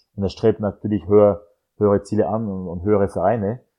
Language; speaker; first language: German; non-native, fluent; French